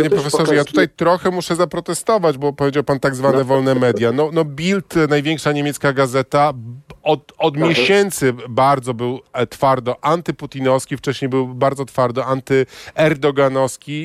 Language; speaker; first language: Polish; native; Polish